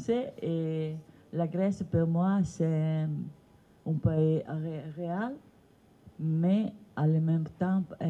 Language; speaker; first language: French; non-native, fluent; Italian